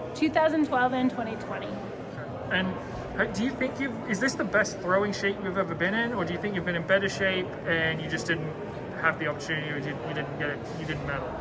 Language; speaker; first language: English; native; English